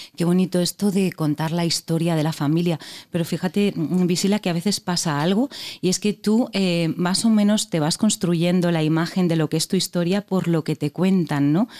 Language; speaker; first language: Spanish; native; Spanish